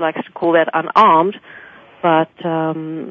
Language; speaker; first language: English; native; English